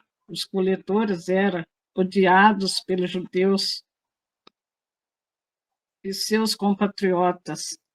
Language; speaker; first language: Portuguese; native; Portuguese